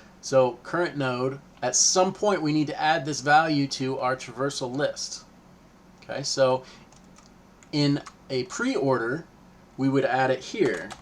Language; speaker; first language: English; native; English